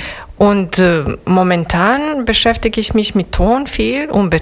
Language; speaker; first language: German; non-native, fluent; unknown